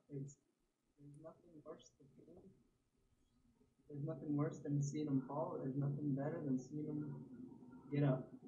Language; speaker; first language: English; native; English